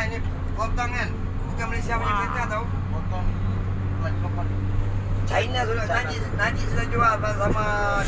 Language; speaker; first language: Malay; non-native, fluent; Bangla